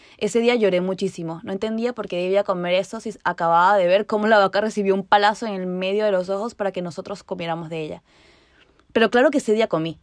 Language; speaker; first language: Spanish; native; Spanish